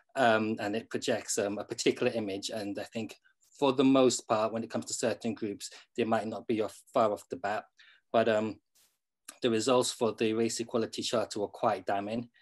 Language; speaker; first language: English; native; English